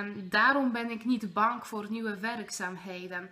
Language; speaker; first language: Dutch; non-native, fluent; Polish